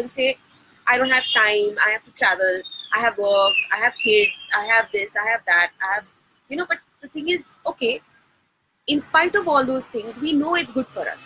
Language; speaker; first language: English; non-native, local second language; Hindi